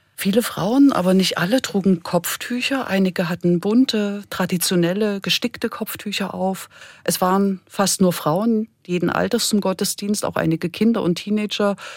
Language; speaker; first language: German; native; German